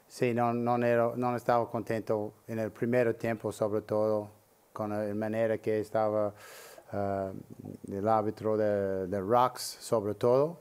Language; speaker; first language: Spanish; non-native, learner; English